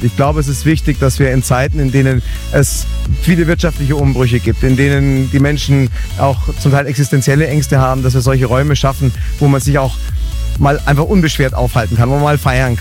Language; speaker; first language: German; native; German